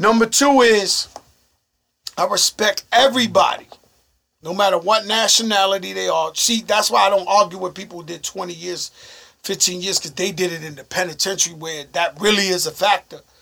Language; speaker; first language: English; early bilingual, other home language; Spanish